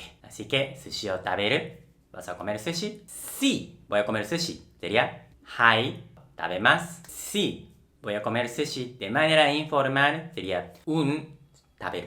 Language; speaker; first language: Spanish; non-native, local second language; Japanese